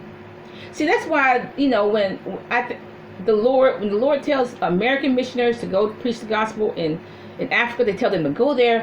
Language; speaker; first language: English; native; English